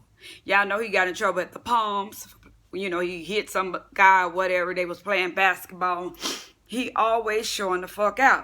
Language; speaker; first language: English; native; English